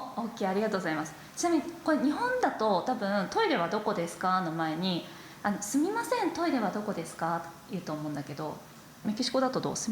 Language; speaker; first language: Japanese; native; Japanese